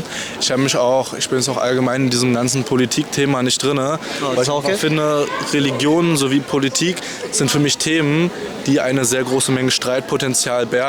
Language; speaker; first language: German; native; German